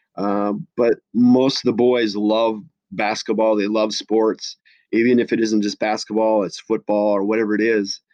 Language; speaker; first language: English; native; English